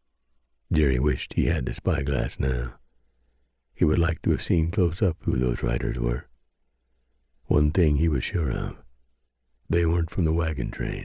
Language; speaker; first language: English; native; English